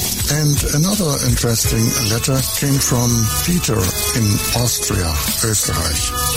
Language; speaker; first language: English; non-native, fluent; German